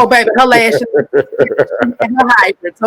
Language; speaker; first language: English; native; English